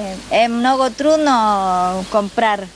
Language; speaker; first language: Bulgarian; non-native, learner; Spanish